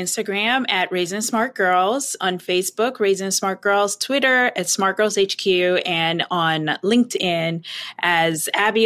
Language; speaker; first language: English; non-native, local second language; Yoruba